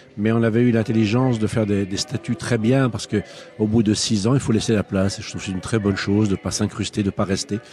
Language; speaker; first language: French; native; French